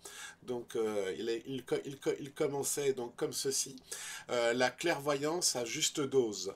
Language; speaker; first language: French; native; French